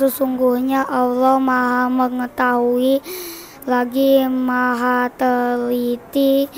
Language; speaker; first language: Indonesian; native; Indonesian